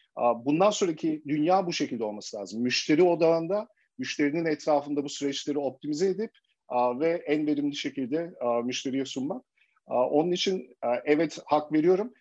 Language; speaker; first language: Turkish; early bilingual, heritage; Turkish